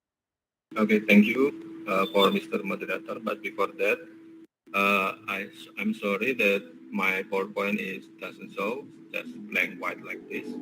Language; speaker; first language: English; non-native, learner; Indonesian